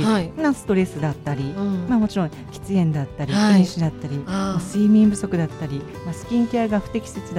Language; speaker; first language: Japanese; native; Japanese